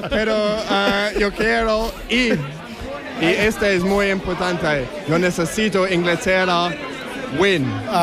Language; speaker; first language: Spanish; non-native, learner; English